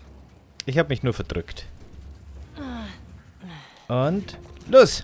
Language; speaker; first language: German; native; German